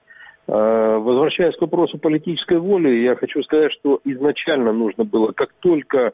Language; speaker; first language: Russian; native; Russian